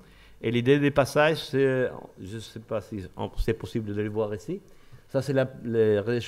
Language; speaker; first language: French; non-native, learner; Spanish